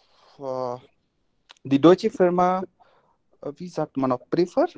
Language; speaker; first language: German; non-native, learner; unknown